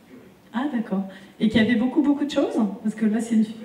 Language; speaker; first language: French; native; French